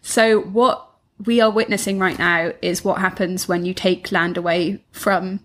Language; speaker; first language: English; native; English